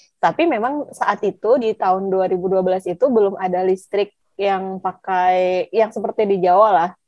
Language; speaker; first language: Indonesian; non-native, local second language; Javanese